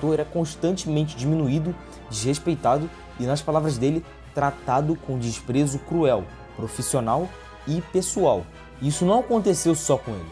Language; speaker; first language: Portuguese; native; Portuguese